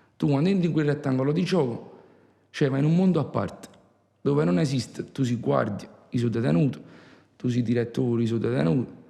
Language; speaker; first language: Italian; native; Italian